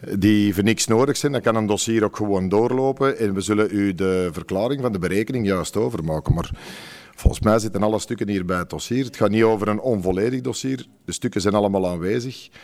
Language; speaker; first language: Dutch; native; Dutch